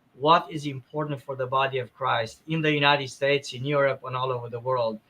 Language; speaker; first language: English; non-native, fluent; Romanian